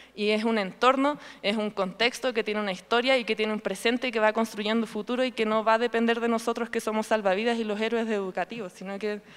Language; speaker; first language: Spanish; native; Spanish